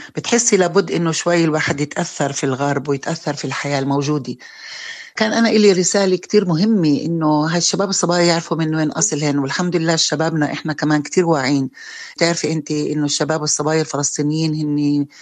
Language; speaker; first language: Arabic; native; Arabic